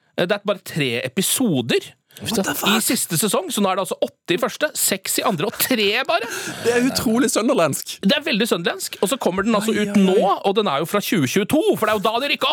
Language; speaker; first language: Norwegian; native; Norwegian